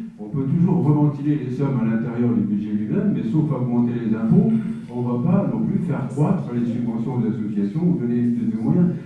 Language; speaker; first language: French; native; French